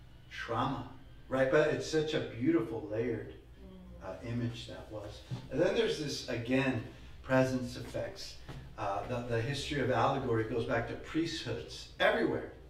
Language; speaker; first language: English; native; English